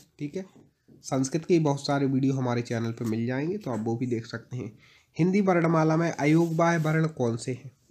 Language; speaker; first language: Hindi; native; Hindi